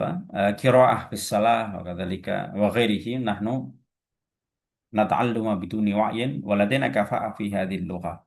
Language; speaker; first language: Arabic; non-native, fluent; Indonesian